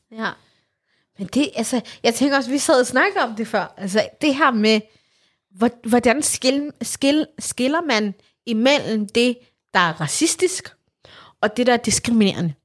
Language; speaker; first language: Danish; early bilingual, other home language; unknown